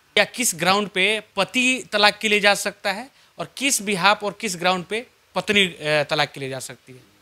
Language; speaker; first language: Hindi; native; Hindi